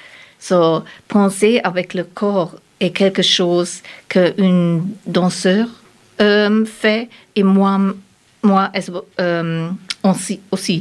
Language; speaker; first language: French; non-native, learner; German